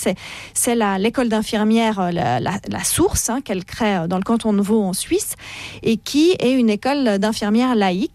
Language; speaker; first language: French; native; French